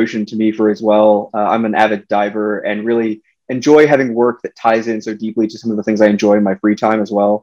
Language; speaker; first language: English; native; English